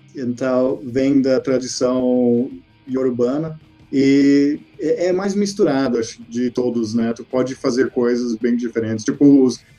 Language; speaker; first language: Portuguese; non-native, fluent; English